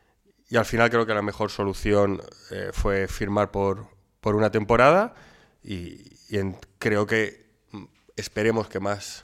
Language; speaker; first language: Spanish; native; Spanish